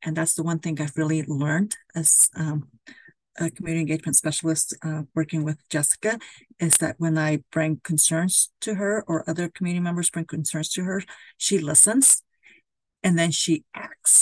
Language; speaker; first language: English; early bilingual, other home language; Spanish